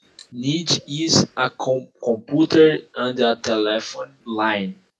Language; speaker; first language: English; non-native, learner; Portuguese